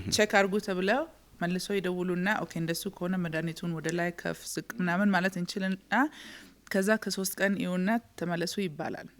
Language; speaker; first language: Amharic; early bilingual, heritage; Amharic